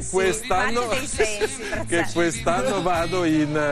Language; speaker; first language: Italian; native; Italian